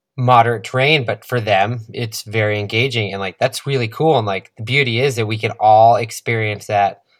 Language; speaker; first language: English; native; English